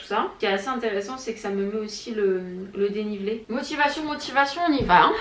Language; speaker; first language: French; native; French